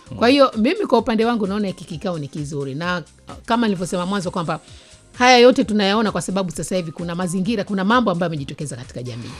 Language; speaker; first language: Swahili; native; Swahili